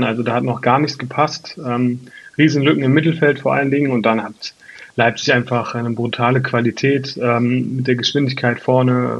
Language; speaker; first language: German; native; German